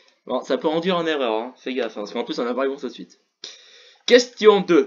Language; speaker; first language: French; native; French